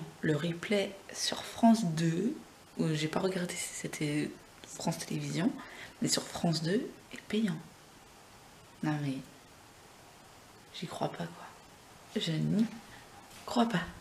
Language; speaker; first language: French; native; French